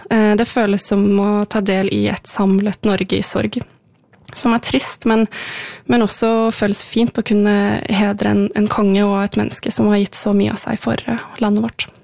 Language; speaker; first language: Norwegian; native; Norwegian